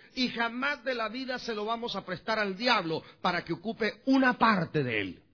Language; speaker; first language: Spanish; native; Spanish